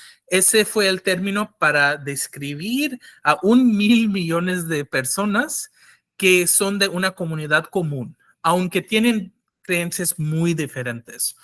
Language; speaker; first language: Spanish; non-native, fluent; English